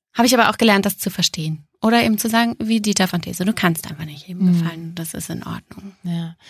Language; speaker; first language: German; native; German